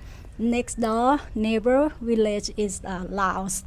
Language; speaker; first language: English; non-native, fluent; Thai